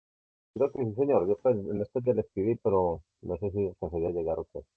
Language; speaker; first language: Spanish; native; Spanish